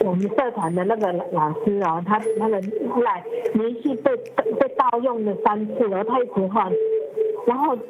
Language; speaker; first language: Chinese; native; Chinese